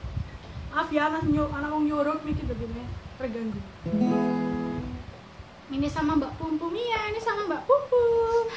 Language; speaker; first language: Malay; non-native, local second language; Javanese